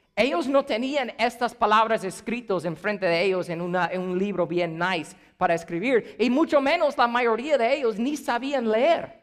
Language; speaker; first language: Spanish; non-native, fluent; English